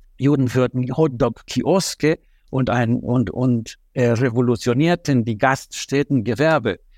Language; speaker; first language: German; non-native, fluent; Spanish